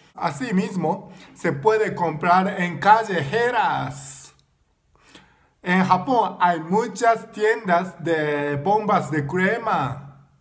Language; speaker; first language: Spanish; non-native, learner; Japanese